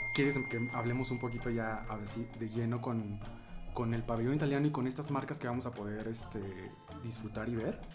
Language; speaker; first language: Spanish; native; Spanish